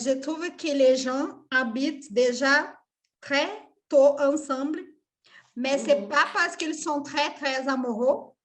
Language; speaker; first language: French; non-native, fluent; Portuguese